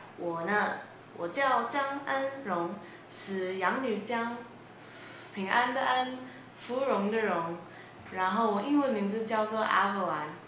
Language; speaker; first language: Chinese; non-native, fluent; English